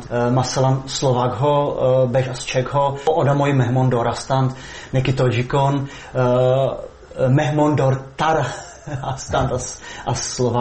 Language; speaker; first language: Persian; non-native, fluent; Czech